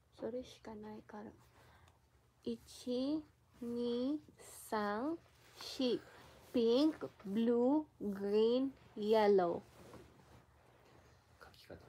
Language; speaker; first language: Japanese; non-native, learner; Filipino